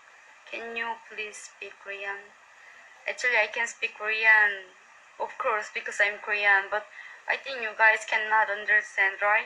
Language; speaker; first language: English; non-native, learner; Korean